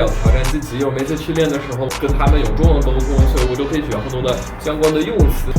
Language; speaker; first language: Chinese; non-native, fluent; English